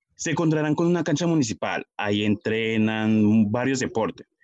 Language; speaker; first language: Spanish; native; Spanish